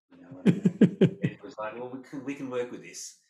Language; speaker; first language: English; native; English